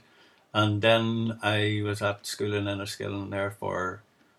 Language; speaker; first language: English; native; English